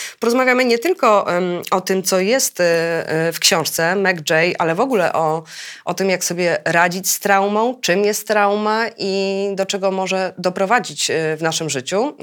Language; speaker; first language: Polish; native; Polish